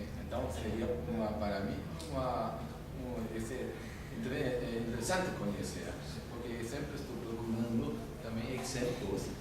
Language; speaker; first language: Portuguese; non-native, fluent; German